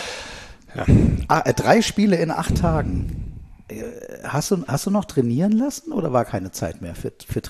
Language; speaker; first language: German; native; German